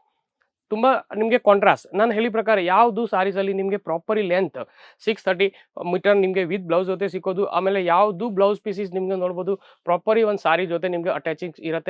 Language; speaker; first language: Kannada; non-native, local second language; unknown